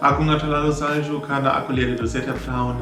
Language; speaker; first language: Indonesian; non-native, fluent; German